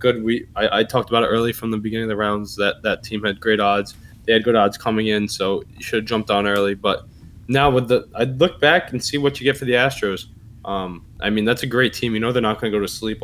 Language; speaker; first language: English; native; English